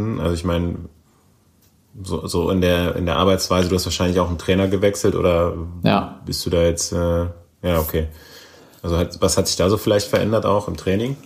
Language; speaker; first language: German; native; German